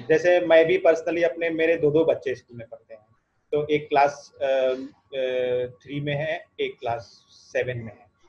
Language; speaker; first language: Hindi; native; Hindi